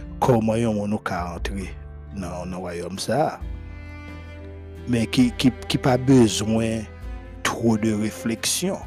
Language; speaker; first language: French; non-native, local second language; Haitian Creole